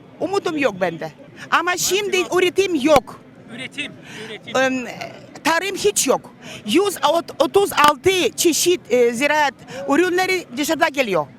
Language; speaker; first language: Turkish; non-native, local second language; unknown